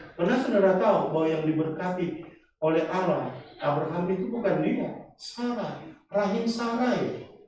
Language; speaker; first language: Indonesian; non-native, local second language; Batak Toba